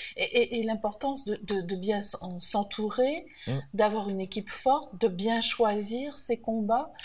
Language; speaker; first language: French; native; French